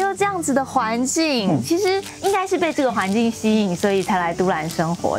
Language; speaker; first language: Chinese; native; Chinese